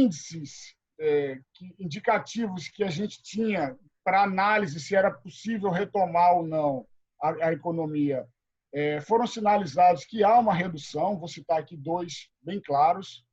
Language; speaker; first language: Portuguese; native; Portuguese